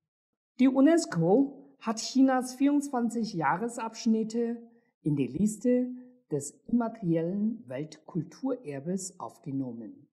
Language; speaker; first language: German; non-native, fluent; Chinese